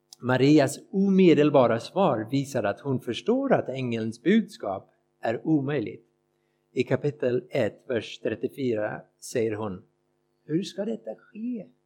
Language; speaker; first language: Swedish; non-native, fluent; English